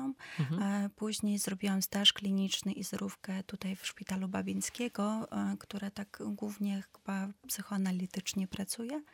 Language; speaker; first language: Polish; non-native, fluent; Ukrainian